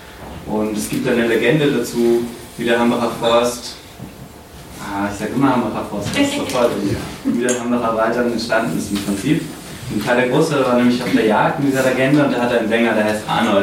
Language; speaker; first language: German; native; German